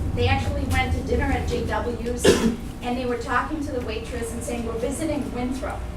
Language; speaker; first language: English; non-native, fluent; German